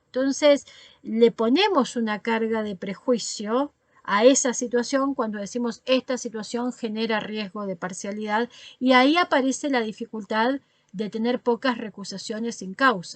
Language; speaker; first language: Spanish; native; Spanish